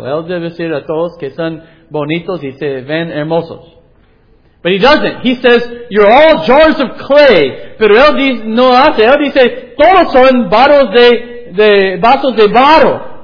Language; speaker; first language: Spanish; non-native, fluent; English